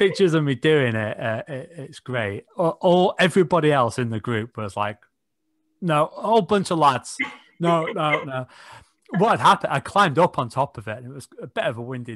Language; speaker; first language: English; native; English